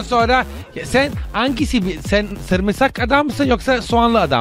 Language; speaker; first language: Turkish; non-native, learner; Italian